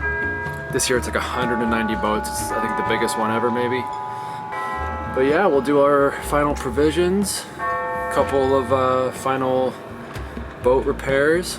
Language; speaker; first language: English; native; English